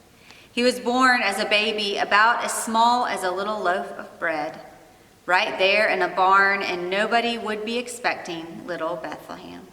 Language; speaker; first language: English; native; English